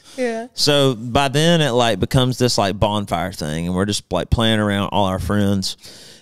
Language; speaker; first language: English; native; English